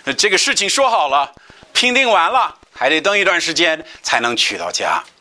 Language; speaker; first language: Chinese; non-native, fluent; English